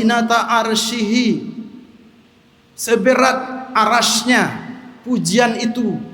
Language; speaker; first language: Indonesian; native; Indonesian